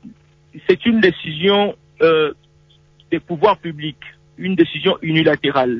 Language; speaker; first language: French; non-native, local second language; Lingala